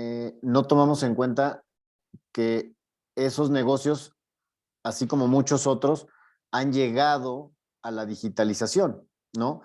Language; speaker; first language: Spanish; native; Spanish